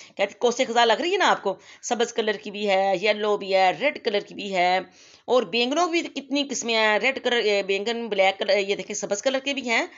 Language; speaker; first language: Urdu; non-native, local second language; Punjabi